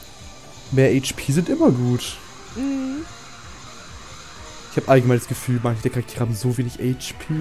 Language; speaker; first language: German; native; German